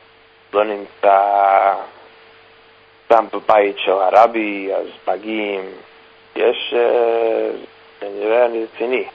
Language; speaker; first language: Hebrew; non-native, fluent; English